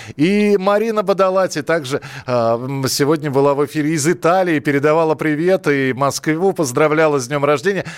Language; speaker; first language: Russian; native; Russian